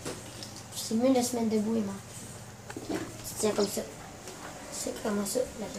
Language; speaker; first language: French; native; French